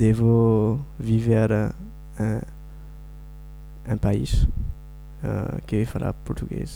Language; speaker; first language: Portuguese; non-native, learner; Morisyen